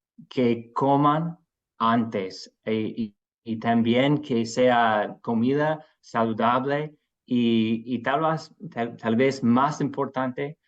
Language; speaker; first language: Spanish; non-native, fluent; English